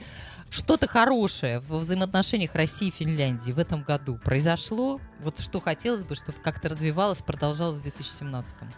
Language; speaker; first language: Russian; native; Russian